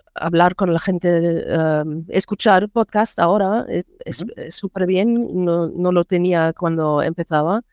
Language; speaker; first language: Spanish; non-native, learner; German